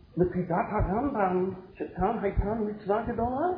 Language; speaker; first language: Hebrew; non-native, fluent; English